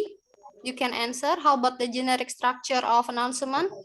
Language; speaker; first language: English; non-native, learner; Indonesian